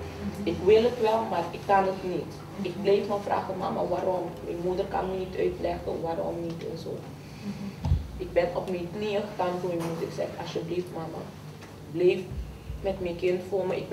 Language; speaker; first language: Dutch; early bilingual, other home language; Papiamento